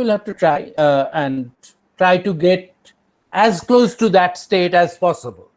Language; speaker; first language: English; non-native, local second language; Bangla